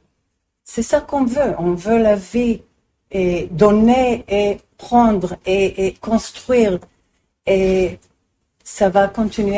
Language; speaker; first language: French; non-native, learner; Hebrew